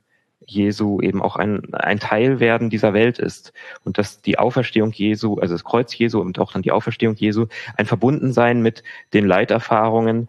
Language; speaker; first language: German; native; German